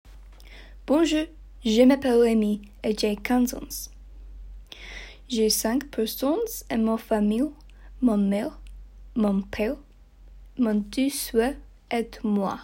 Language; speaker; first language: French; non-native, learner; English